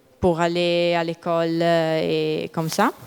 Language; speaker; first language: French; non-native, learner; Italian